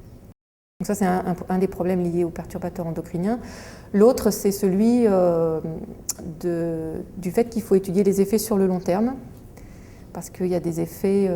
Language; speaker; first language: French; native; French